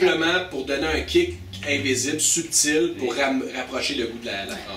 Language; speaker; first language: French; native; French